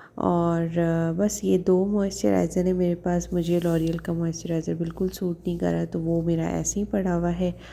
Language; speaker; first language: Urdu; native; Urdu